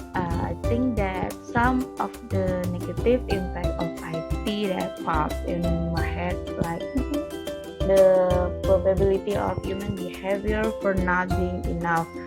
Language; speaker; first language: English; non-native, learner; Indonesian